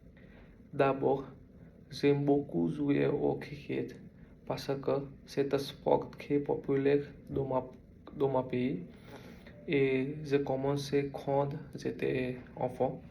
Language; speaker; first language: French; non-native, learner; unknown